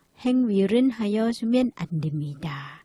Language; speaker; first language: Korean; non-native, learner; Thai